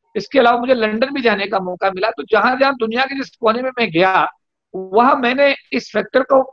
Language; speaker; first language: Hindi; native; Hindi